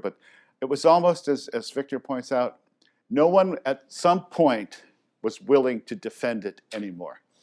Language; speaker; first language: English; native; English